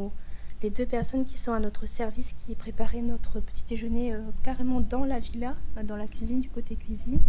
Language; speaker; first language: French; native; French